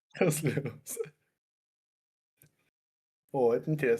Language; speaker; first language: Russian; native; Russian